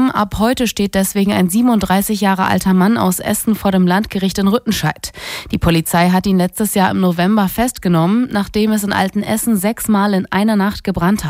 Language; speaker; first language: German; native; German